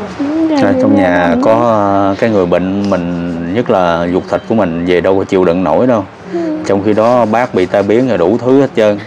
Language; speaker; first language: Vietnamese; native; Vietnamese